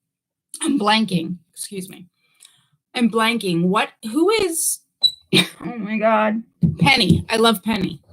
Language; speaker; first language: English; native; English